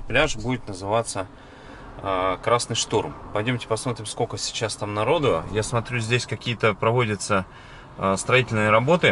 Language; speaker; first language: Russian; native; Russian